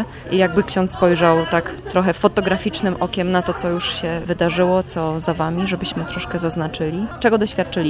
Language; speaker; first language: Polish; native; Polish